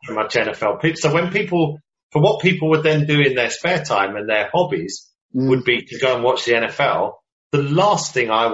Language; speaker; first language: English; native; English